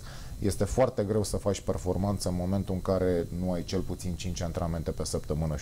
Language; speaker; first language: Romanian; native; Romanian